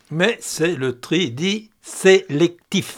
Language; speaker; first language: French; native; French